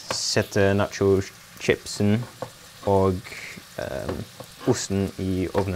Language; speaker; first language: Norwegian; non-native, learner; Dutch